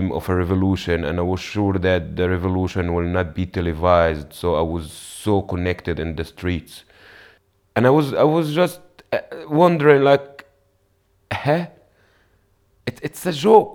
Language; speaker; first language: English; non-native, fluent; Arabic